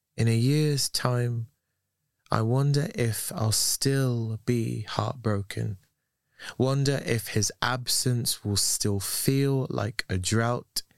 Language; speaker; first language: English; native; English